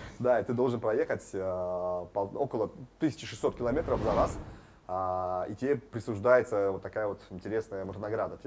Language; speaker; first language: Russian; non-native, local second language; Tajik